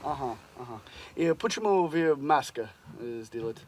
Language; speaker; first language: Russian; non-native, learner; English